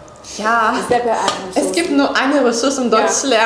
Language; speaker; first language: German; non-native, learner; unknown